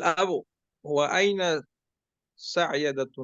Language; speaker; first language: Arabic; non-native, learner; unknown